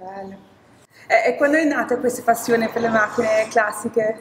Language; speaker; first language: Italian; non-native, fluent; English